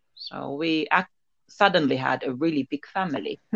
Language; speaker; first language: English; non-native, learner; Finnish